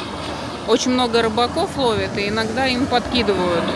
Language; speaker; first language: Russian; native; Russian